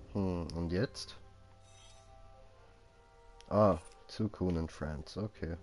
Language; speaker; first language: German; native; German